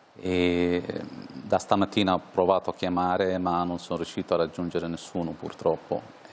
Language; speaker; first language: Italian; non-native, fluent; Arabic